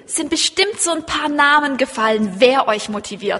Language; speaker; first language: German; native; German